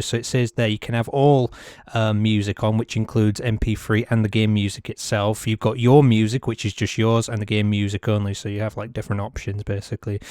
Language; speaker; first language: English; native; English